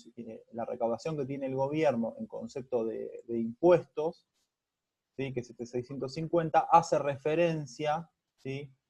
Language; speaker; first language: Spanish; native; Spanish